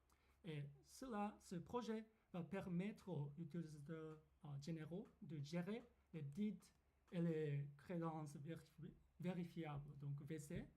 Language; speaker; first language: French; non-native, fluent; Japanese